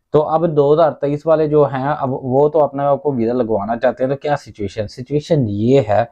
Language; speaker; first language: Urdu; non-native, local second language; Punjabi